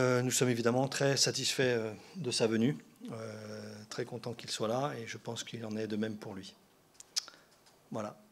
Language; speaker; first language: French; native; French